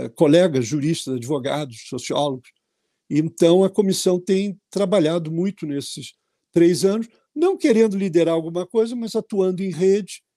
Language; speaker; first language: Portuguese; native; Portuguese